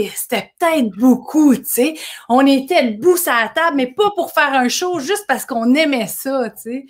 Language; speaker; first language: French; native; French